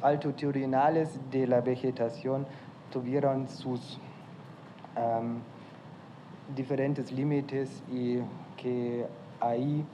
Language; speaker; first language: Spanish; non-native, fluent; German